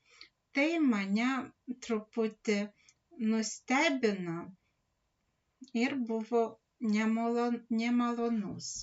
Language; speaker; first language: Lithuanian; non-native, learner; Russian